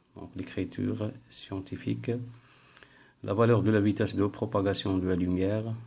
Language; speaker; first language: French; non-native, local second language; Arabic